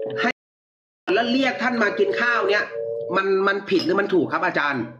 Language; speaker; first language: Thai; native; Thai